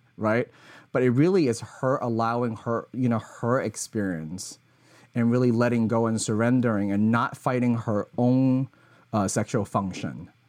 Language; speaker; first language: English; early bilingual, other home language; Cantonese